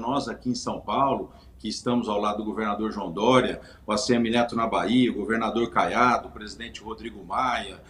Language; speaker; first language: Portuguese; native; Portuguese